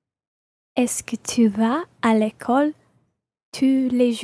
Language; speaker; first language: French; non-native, learner; English